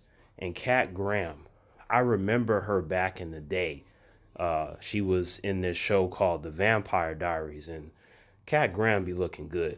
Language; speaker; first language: English; native; English